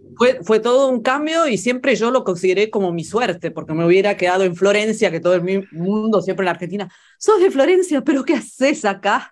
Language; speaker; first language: Spanish; early bilingual, other home language; Italian